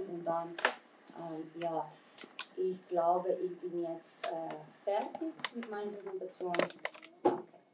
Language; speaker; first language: German; non-native, fluent; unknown